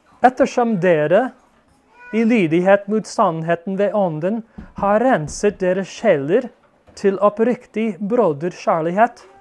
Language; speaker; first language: Norwegian; non-native, fluent; English